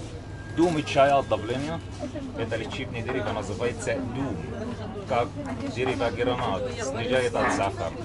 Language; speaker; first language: Russian; non-native, learner; Arabic